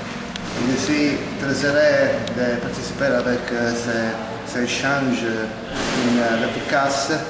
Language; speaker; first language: French; non-native, learner; Italian